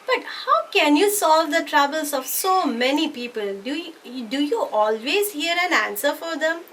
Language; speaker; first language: English; non-native, local second language; Malayalam